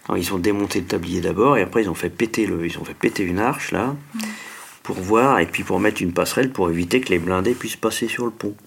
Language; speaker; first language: French; native; French